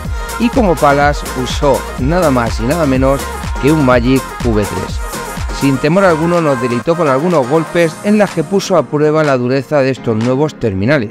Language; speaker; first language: Spanish; native; Spanish